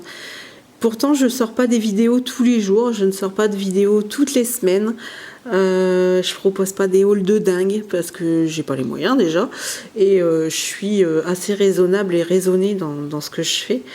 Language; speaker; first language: French; native; French